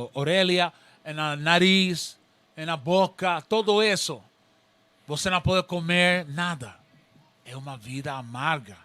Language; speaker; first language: Portuguese; non-native, learner; Spanish